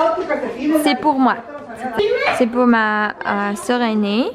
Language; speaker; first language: French; non-native, learner; English